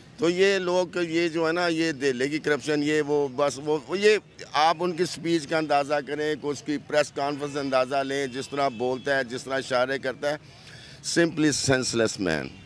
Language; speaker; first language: Urdu; non-native, local second language; Punjabi